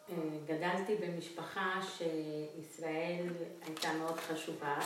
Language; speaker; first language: Hebrew; non-native, fluent; Spanish